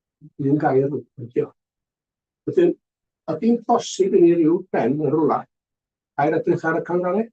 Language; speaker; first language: Welsh; native; Welsh